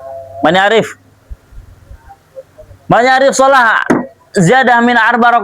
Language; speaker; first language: Arabic; non-native, fluent; Indonesian